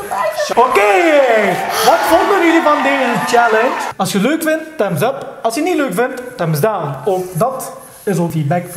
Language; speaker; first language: Dutch; early bilingual, other home language; Turkish